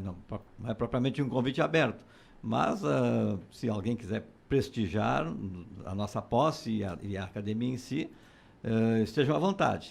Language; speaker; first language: Portuguese; native; Portuguese